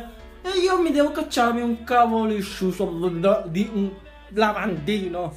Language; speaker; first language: Italian; early bilingual, other home language; Chinese